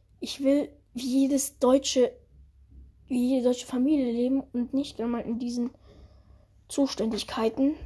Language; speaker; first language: German; early bilingual, other home language; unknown